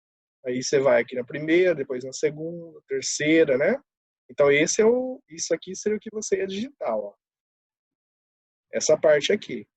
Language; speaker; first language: Portuguese; native; Portuguese